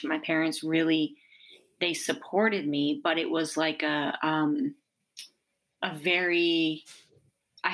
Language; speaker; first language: English; native; English